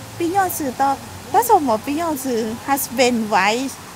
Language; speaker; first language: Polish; non-native, learner; Thai